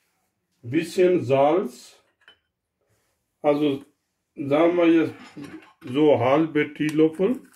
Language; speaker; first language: German; non-native, learner; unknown